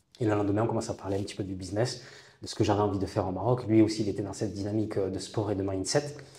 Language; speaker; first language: French; native; French